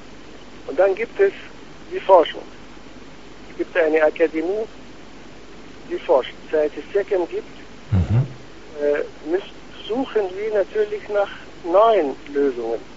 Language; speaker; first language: German; non-native, fluent; Arabic